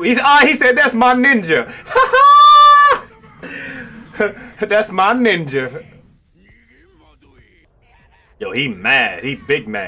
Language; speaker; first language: English; native; English